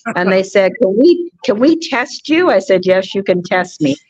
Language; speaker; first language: English; native; English